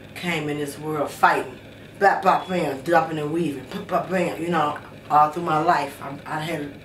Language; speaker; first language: English; native; English